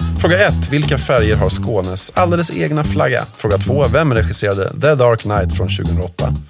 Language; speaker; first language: Swedish; native; Swedish